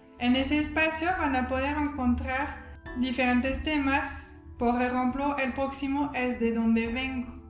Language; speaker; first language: Spanish; non-native, fluent; French